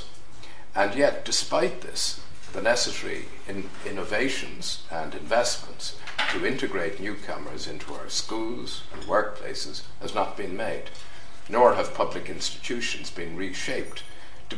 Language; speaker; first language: English; native; English